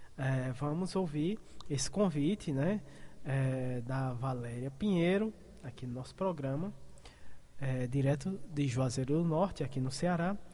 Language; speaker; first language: Portuguese; native; Portuguese